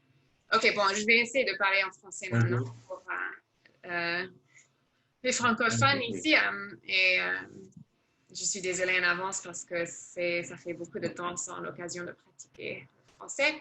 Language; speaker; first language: French; non-native, fluent; English